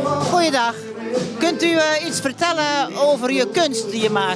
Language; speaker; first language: Dutch; native; Dutch